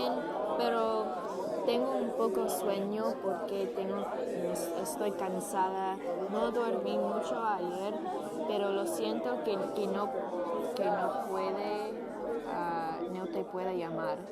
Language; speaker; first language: Spanish; non-native, fluent; English